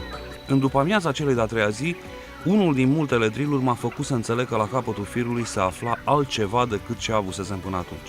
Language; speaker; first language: Romanian; native; Romanian